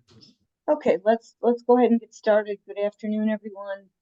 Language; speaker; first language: English; native; English